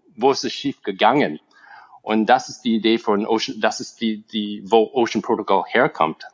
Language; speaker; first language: German; non-native, fluent; English